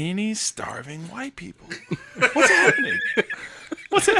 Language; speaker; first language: English; native; English